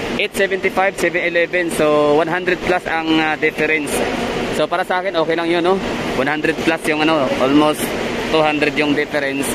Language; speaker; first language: Filipino; non-native, local second language; Cebuano